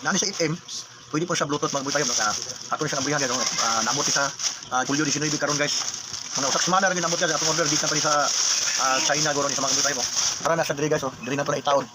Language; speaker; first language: Cebuano; native; Cebuano